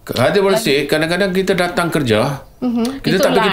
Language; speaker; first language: Malay; native; Malay